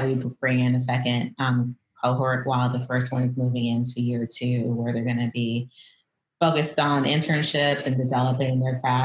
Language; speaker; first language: English; native; English